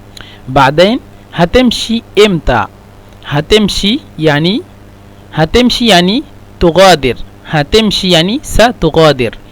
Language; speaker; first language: Arabic; non-native, fluent; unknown